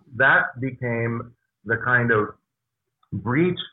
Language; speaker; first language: English; native; English